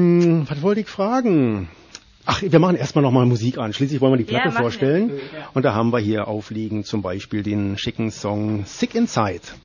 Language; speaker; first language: German; native; German